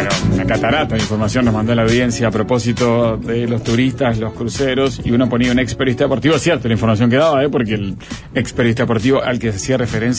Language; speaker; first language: Spanish; native; Spanish